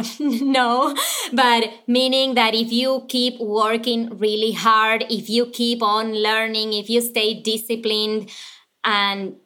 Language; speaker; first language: English; non-native, fluent; Spanish